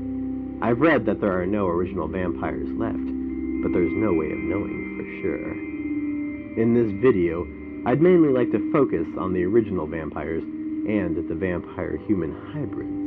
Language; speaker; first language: English; native; English